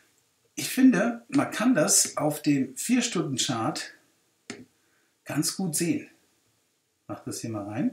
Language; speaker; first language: German; native; German